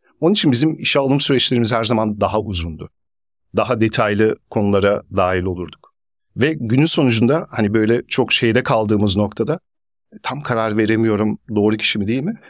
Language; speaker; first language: Turkish; early bilingual, heritage; Turkish